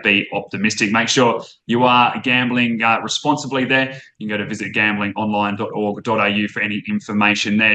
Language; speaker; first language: English; native; English